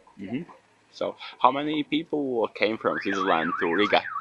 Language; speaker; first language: English; non-native, learner; Latvian